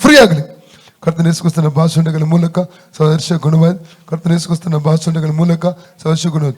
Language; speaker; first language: Kannada; non-native, local second language; Tulu